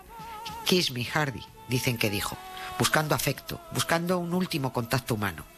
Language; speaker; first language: Spanish; native; Spanish